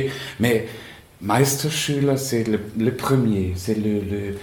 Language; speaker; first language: French; non-native, fluent; Spanish